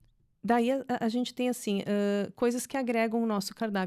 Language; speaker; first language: Portuguese; native; Portuguese